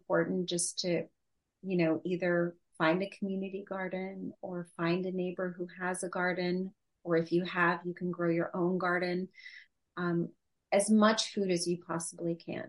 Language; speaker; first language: English; native; English